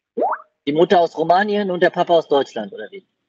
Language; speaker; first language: German; native; German